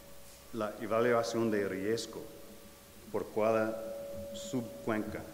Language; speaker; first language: Spanish; non-native, fluent; English